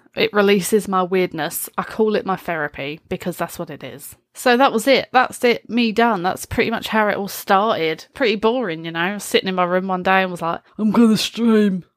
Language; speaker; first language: English; native; English